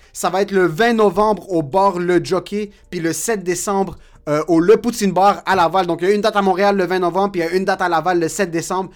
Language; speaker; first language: French; native; French